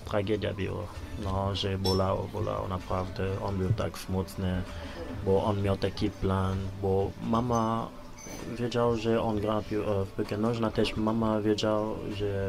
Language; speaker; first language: Polish; non-native, learner; Lingala